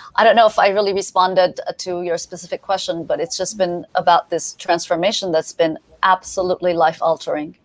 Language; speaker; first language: English; early bilingual, other home language; Persian